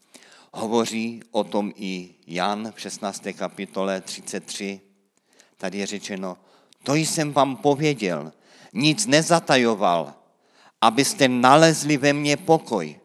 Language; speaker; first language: Czech; native; Czech